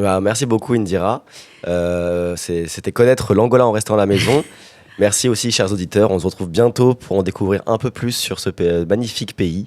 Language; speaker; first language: French; native; French